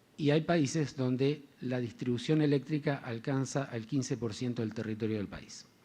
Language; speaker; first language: Spanish; native; Spanish